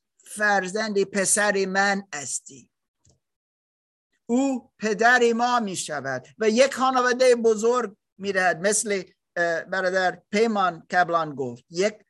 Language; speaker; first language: Persian; non-native, learner; German